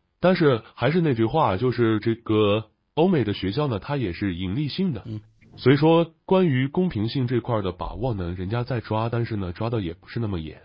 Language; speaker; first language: Chinese; native; Chinese